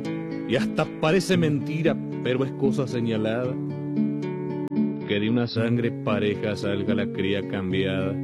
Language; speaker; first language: Spanish; native; Spanish